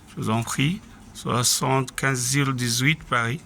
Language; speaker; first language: French; non-native, fluent; Arabic